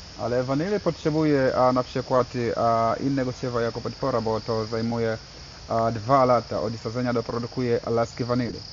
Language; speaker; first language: Polish; non-native, fluent; Swahili